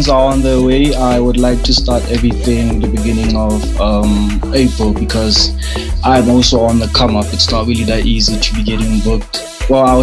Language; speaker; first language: English; non-native, local second language; Tswana